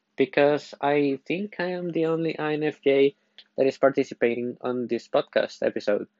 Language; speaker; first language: English; non-native, fluent; Spanish